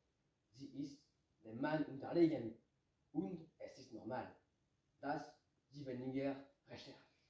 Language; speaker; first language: German; non-native, learner; French